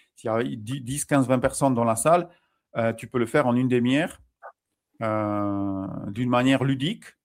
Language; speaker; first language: French; non-native, fluent; Polish